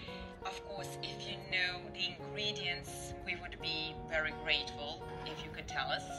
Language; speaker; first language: English; non-native, fluent; Serbian